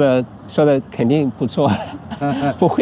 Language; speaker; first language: Chinese; non-native, fluent; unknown